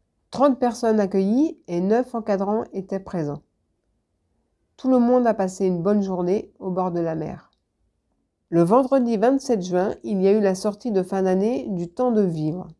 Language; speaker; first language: French; native; French